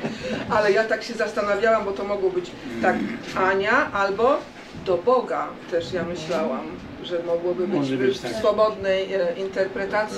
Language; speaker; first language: Polish; native; Polish